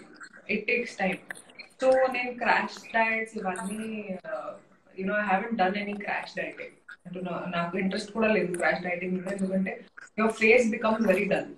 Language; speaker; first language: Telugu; non-native, fluent; Hindi